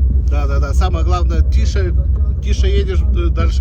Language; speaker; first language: Russian; non-native, fluent; Lithuanian